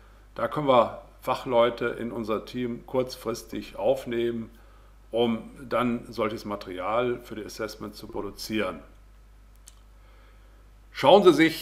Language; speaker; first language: German; native; German